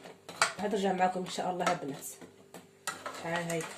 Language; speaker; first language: Arabic; native; Arabic